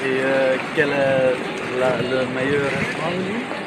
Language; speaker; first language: French; non-native, learner; Dutch